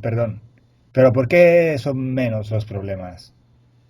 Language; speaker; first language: Spanish; non-native, fluent; Italian